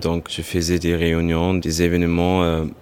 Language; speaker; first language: French; non-native, fluent; German